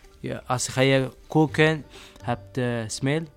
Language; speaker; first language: Dutch; non-native, learner; Arabic